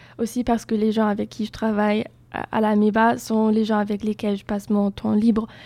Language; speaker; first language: French; non-native, fluent; German